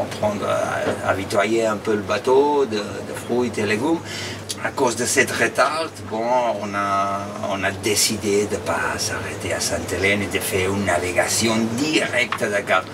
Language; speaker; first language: French; non-native, fluent; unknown